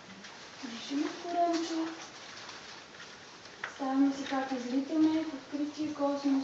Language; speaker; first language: Bulgarian; native; Bulgarian